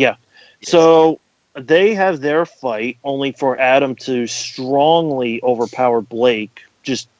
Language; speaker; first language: English; native; English